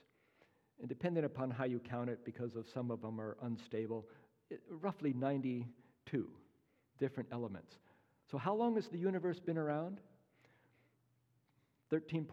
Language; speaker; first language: English; native; English